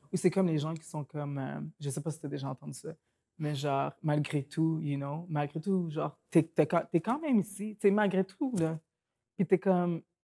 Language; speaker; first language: French; native; French